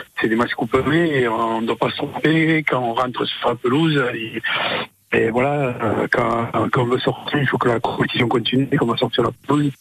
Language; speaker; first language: French; native; French